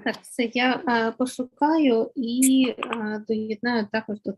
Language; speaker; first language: Ukrainian; native; Ukrainian